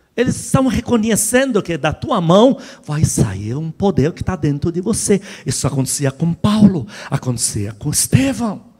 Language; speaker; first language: Portuguese; non-native, fluent; Arabic